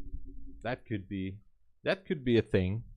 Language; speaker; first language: English; non-native, fluent; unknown